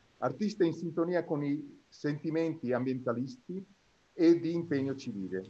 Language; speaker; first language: Italian; native; Italian